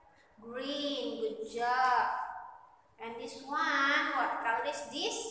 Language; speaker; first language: English; non-native, learner; Indonesian